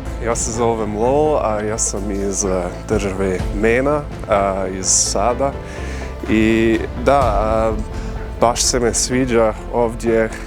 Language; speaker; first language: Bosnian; non-native, learner; English